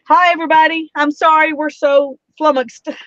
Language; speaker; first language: English; native; English